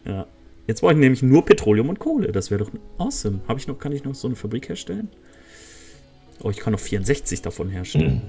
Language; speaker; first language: German; native; German